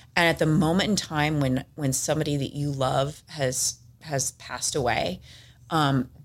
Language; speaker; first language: English; native; English